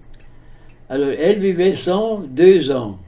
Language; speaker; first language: French; early bilingual, heritage; French